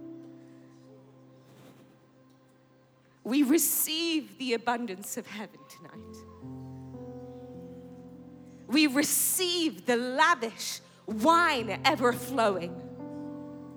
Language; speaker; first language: English; native; English